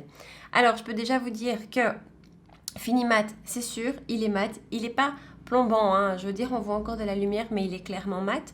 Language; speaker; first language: French; native; French